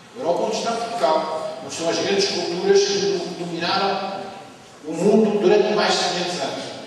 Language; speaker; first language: Portuguese; native; Portuguese